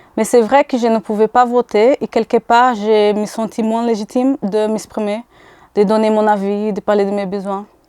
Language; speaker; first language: French; non-native, fluent; Portuguese